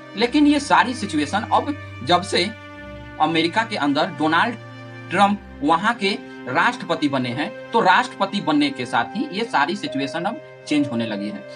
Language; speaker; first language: Hindi; native; Hindi